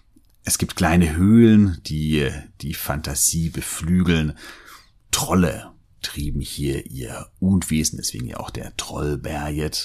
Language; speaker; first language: German; native; German